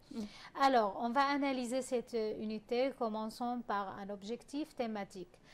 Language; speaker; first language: French; non-native, fluent; Arabic